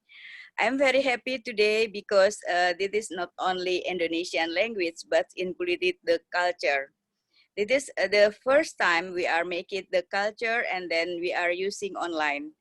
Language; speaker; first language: English; non-native, learner; Indonesian